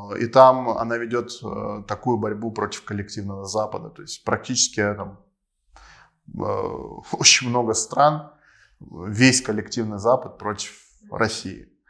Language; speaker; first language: Russian; non-native, local second language; Armenian